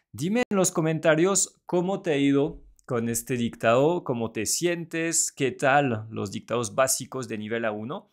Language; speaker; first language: Spanish; non-native, fluent; French